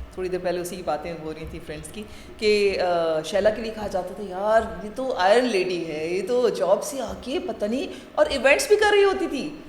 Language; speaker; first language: Urdu; native; Urdu